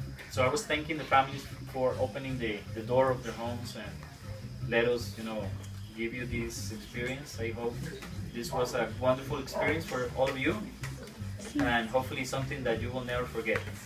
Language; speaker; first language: English; non-native, fluent; Spanish